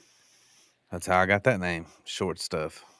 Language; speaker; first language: English; native; English